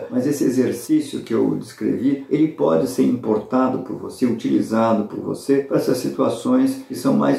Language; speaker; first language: Portuguese; native; Portuguese